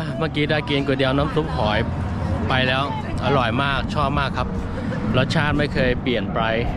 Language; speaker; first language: Thai; non-native, fluent; Chinese